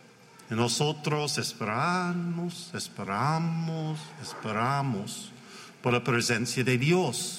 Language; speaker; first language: Spanish; non-native, learner; English